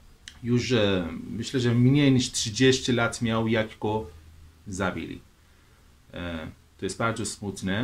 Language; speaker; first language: Polish; non-native, fluent; Persian